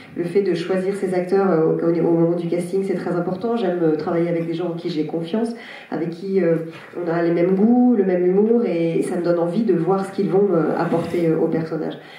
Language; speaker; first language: French; native; French